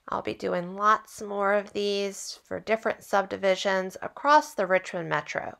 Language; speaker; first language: English; native; English